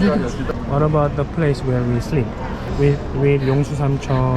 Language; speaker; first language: English; non-native, fluent; Korean